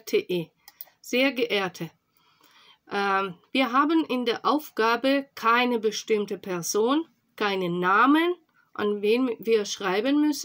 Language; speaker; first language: German; non-native, fluent; Russian